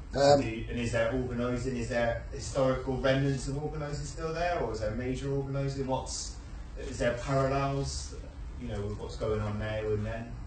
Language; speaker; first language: English; native; English